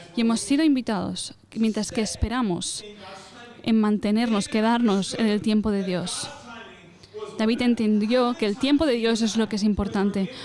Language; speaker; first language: Spanish; non-native, fluent; English